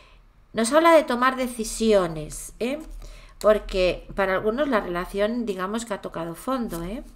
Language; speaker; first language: Spanish; native; Spanish